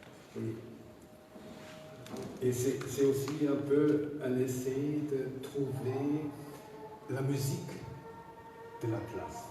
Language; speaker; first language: French; non-native, learner; German